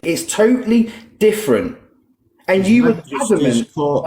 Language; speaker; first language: English; native; English